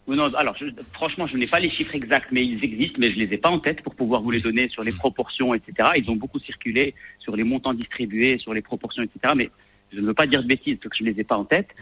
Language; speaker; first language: French; non-native, local second language; Arabic